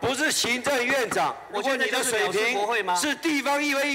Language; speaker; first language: Chinese; native; Chinese